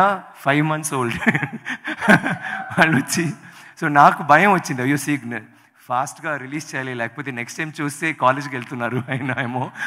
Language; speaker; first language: Telugu; non-native, local second language; Tamil